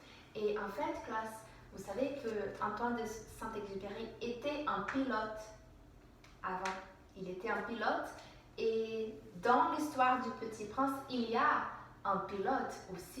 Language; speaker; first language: French; non-native, fluent; English